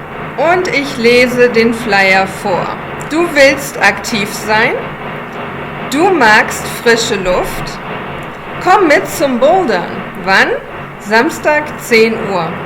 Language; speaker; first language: German; non-native, fluent; English